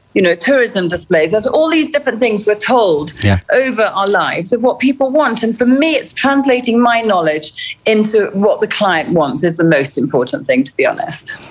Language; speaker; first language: English; native; English